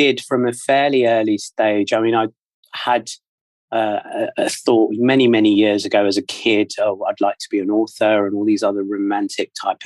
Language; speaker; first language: English; native; English